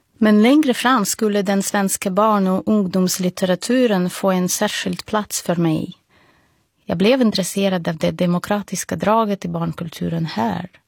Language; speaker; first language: Swedish; non-native, fluent; Russian